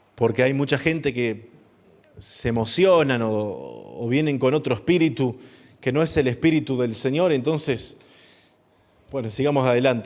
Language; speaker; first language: Spanish; native; Spanish